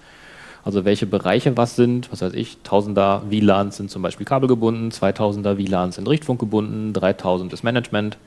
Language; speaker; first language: German; native; German